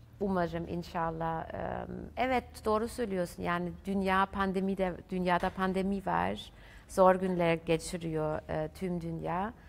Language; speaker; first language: Turkish; early bilingual, heritage; German